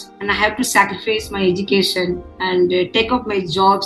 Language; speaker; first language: English; non-native, local second language; Tamil